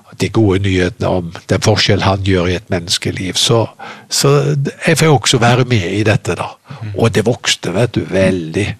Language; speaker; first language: Norwegian; native; Norwegian